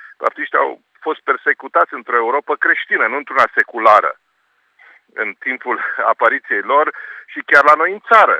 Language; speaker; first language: Romanian; native; Romanian